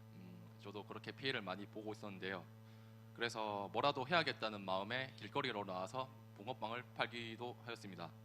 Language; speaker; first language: Korean; native; Korean